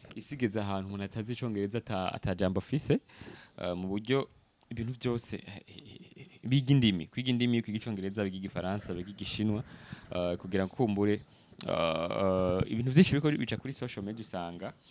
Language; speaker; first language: Rundi; native; Rundi